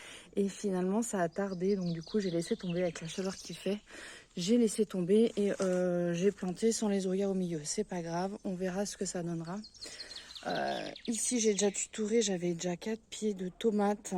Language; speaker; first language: French; native; French